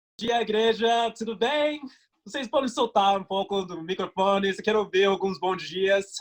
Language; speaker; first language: Portuguese; non-native, fluent; English